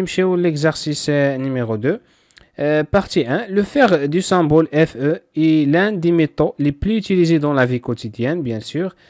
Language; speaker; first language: French; non-native, local second language; Arabic